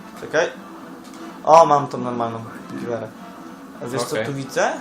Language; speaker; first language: Polish; native; Polish